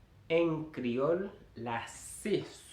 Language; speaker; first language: Spanish; non-native, fluent; Haitian Creole